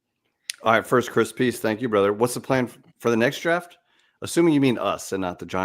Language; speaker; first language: English; native; English